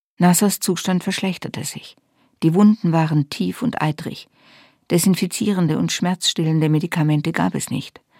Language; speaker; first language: German; native; German